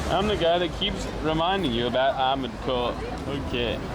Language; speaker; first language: English; native; English